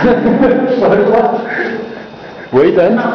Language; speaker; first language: English; non-native, fluent; Turkish